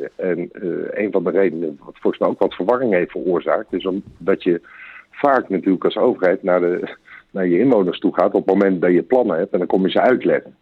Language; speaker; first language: Dutch; native; Dutch